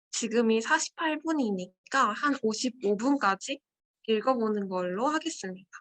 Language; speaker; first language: Korean; native; Korean